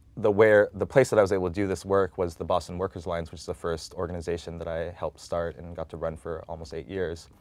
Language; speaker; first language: English; native; English